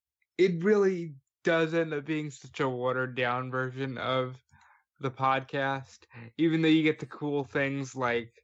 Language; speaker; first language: English; native; English